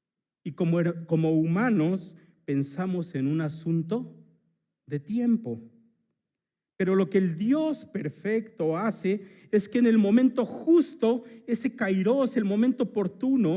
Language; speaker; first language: Spanish; native; Spanish